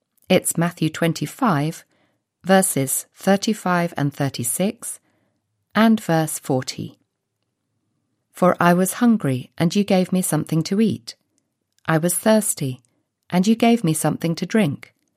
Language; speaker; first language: English; native; English